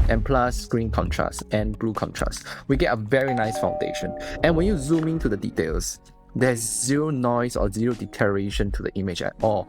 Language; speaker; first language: English; non-native, fluent; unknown